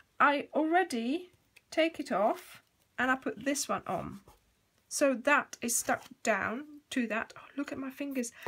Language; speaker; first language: English; native; English